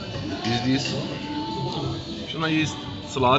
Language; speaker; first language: Russian; non-native, learner; Turkish